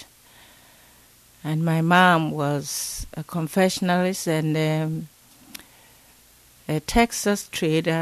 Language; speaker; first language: English; non-native, local second language; Akan